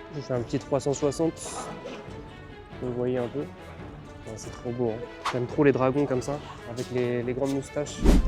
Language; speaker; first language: French; native; French